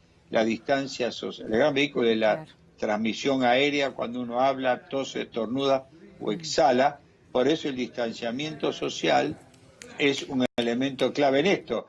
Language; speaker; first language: Spanish; native; Spanish